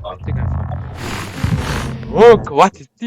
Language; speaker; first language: English; non-native, learner; Mongolian